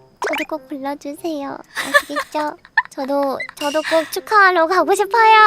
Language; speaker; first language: Korean; native; Korean